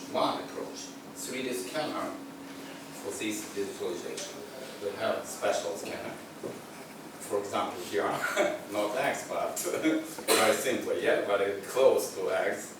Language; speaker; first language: English; non-native, learner; Ukrainian